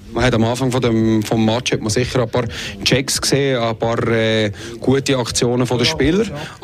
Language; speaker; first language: German; native; German